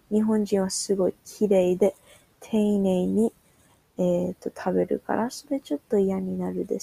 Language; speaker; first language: Japanese; non-native, learner; English